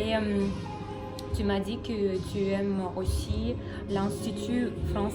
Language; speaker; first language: French; non-native, learner; Russian